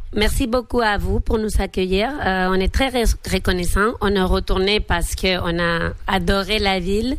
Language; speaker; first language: French; non-native, fluent; Spanish